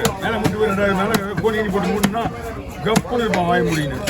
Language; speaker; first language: Tamil; native; Tamil